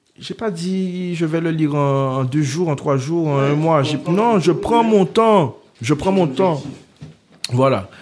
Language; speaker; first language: French; early bilingual, other home language; Haitian Creole